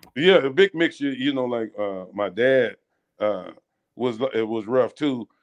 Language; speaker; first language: English; native; English